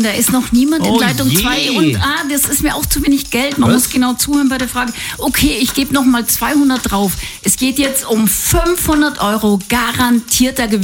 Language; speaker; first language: German; native; German